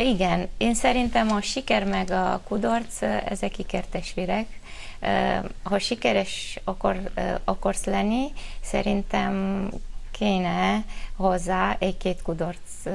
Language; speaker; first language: Hungarian; non-native, fluent; Romanian